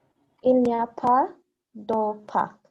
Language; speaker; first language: French; non-native, learner; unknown